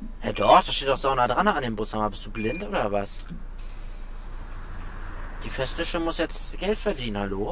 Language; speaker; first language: German; native; German